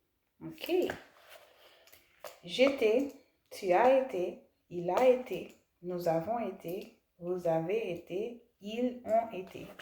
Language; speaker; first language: French; non-native, learner; English